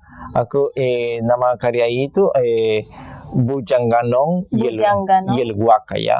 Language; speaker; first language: Indonesian; non-native, fluent; Spanish